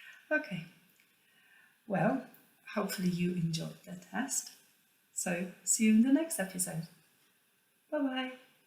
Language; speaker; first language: English; non-native, fluent; Polish